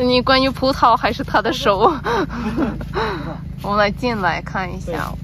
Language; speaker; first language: Chinese; non-native, fluent; Ukrainian